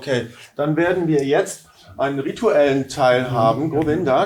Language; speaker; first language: German; native; German